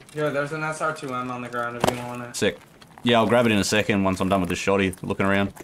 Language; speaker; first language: English; native; English